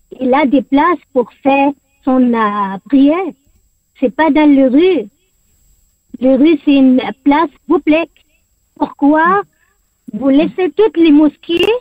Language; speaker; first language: French; non-native, learner; Arabic